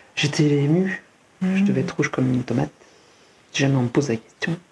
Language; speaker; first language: French; native; French